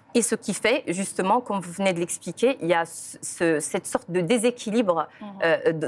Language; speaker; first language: French; non-native, local second language; Arabic